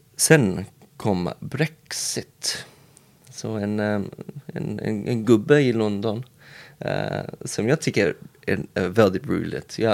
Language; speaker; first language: Swedish; non-native, learner; English